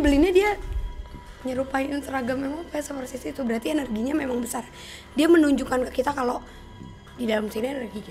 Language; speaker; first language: Indonesian; native; Indonesian